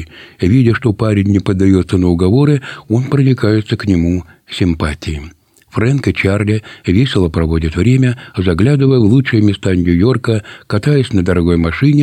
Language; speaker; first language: Russian; native; Russian